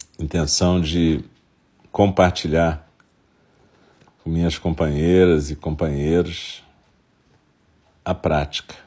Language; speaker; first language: Portuguese; native; Portuguese